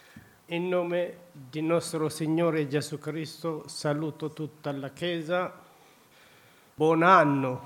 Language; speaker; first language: Italian; non-native, learner; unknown